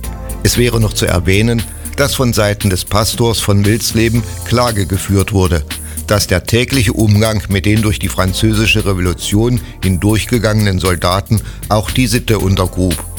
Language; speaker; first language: German; native; German